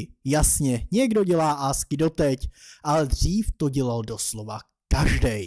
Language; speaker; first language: Czech; native; Czech